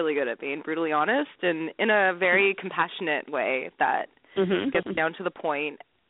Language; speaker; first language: English; native; English